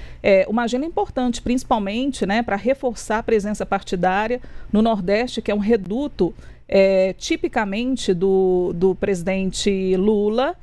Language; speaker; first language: Portuguese; native; Portuguese